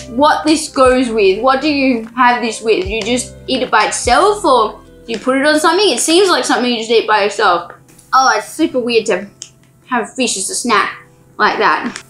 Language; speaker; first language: English; native; English